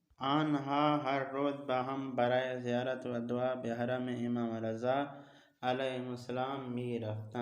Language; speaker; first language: Persian; non-native, fluent; Urdu